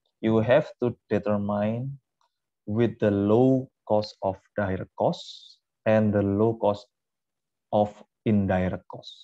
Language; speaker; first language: English; non-native, fluent; Indonesian